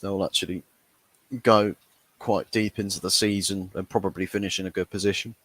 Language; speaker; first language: English; native; English